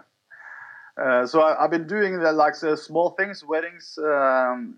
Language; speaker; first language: English; non-native, fluent; Norwegian